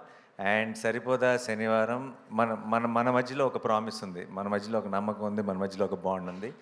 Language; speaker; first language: Telugu; native; Telugu